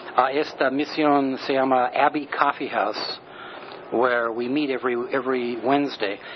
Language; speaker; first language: Spanish; non-native, learner; English